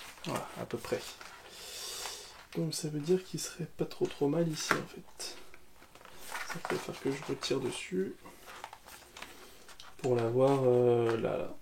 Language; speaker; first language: French; native; French